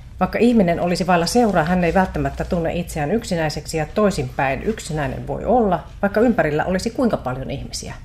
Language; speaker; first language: Finnish; native; Finnish